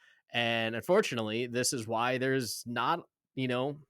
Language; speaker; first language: English; native; English